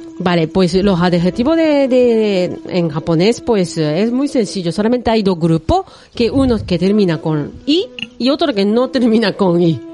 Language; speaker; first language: Spanish; non-native, fluent; Japanese